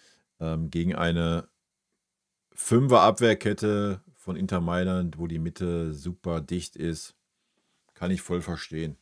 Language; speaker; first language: German; native; German